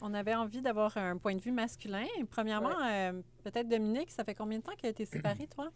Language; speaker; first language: French; native; French